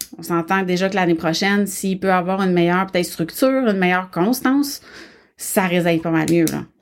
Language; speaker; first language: French; native; French